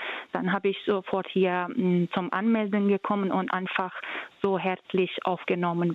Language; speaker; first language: German; non-native, fluent; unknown